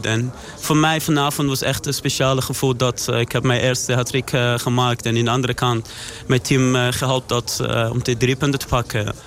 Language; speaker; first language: Dutch; non-native, learner; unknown